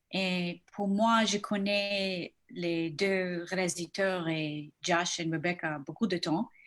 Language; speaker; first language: French; non-native, learner; English